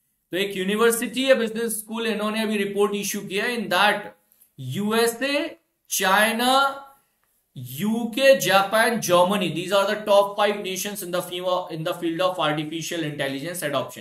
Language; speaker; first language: English; non-native, local second language; Hindi